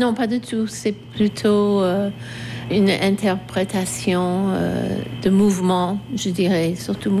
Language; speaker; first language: French; non-native, fluent; English